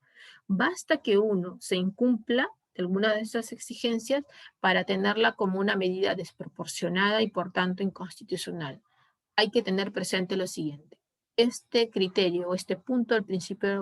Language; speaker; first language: Spanish; native; Spanish